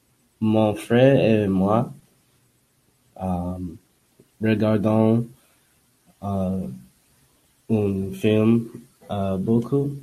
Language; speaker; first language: French; non-native, learner; English